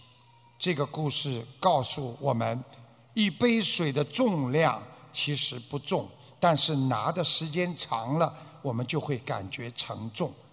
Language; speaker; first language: Chinese; native; Chinese